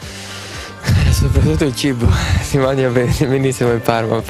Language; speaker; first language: Italian; non-native, learner; Swedish